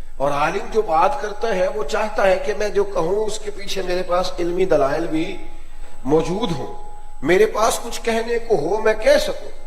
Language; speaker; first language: Urdu; non-native, local second language; Punjabi